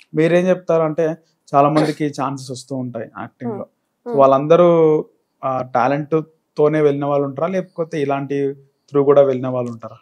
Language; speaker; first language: Telugu; native; Telugu